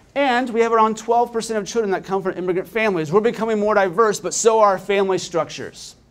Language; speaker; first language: English; native; English